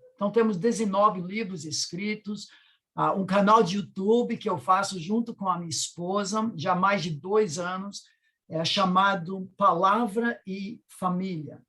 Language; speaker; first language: Portuguese; non-native, fluent; English